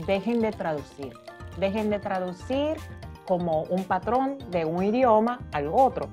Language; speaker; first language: Spanish; non-native, fluent; Japanese